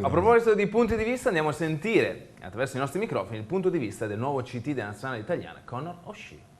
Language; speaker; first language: Italian; native; Italian